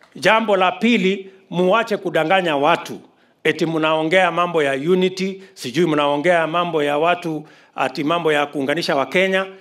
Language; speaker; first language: Swahili; non-native, local second language; Kalenjin